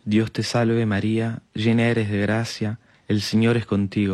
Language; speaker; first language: Spanish; native; Spanish